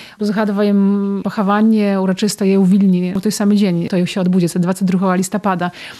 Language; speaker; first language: Belarusian; native; Belarusian